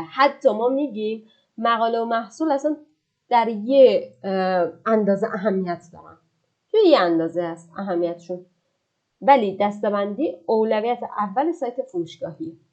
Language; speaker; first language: Persian; native; Persian